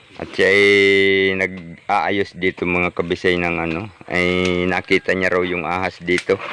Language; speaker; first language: Filipino; native; Filipino